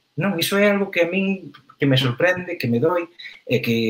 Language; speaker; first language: Galician; native; Galician